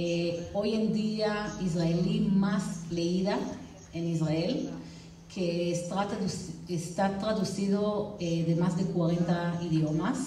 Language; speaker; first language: Spanish; non-native, fluent; Hebrew